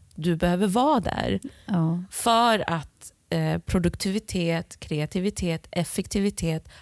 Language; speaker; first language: Swedish; early bilingual, other home language; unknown